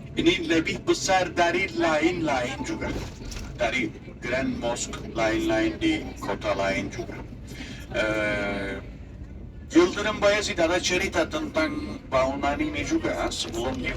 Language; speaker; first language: Indonesian; non-native, fluent; Turkish